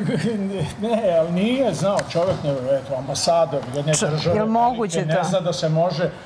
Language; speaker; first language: Serbian; native; Serbian